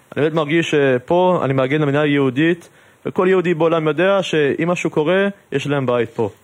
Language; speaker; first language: Hebrew; early bilingual, heritage; English